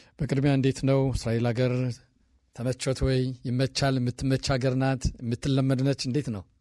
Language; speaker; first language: Amharic; native; Amharic